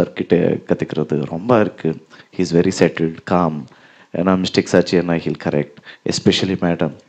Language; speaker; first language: Tamil; non-native, learner; Kannada